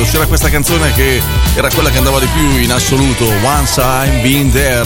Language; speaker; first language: Italian; native; Italian